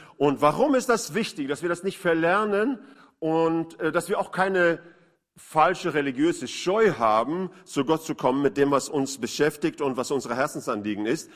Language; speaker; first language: German; non-native, fluent; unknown